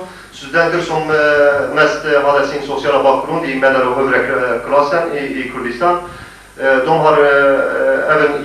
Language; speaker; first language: Swedish; non-native, fluent; Kurdish